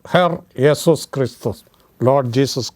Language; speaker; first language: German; non-native, fluent; Malayalam